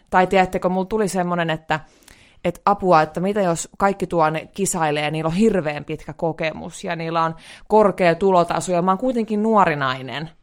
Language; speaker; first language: Finnish; native; Finnish